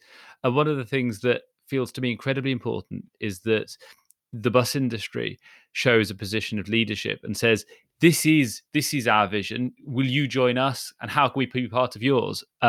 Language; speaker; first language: English; native; English